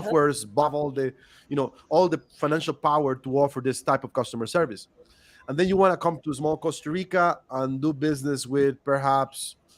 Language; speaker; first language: English; non-native, fluent; Spanish